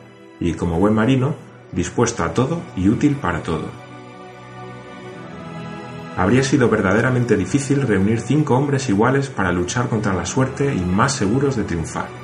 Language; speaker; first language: Spanish; native; Spanish